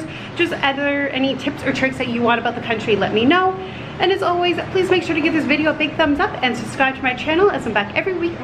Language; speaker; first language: English; native; English